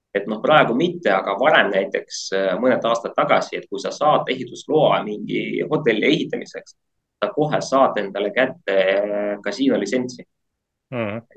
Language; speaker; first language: Estonian; non-native, local second language; Russian